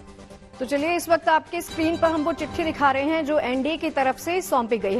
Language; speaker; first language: Hindi; native; Hindi